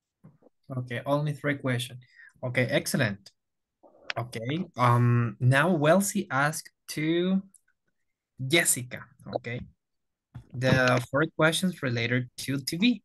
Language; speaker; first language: English; non-native, fluent; Spanish